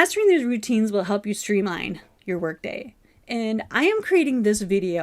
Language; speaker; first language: English; native; English